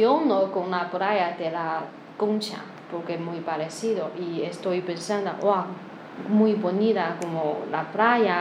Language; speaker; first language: Spanish; non-native, learner; Chinese